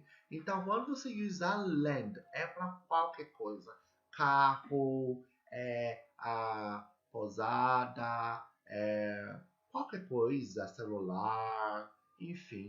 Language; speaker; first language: Portuguese; non-native, learner; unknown